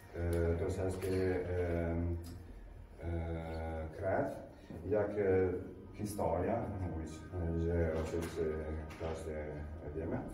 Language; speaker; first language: Polish; non-native, learner; Italian